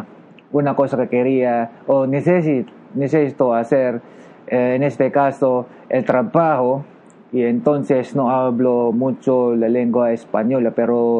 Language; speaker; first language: Spanish; non-native, learner; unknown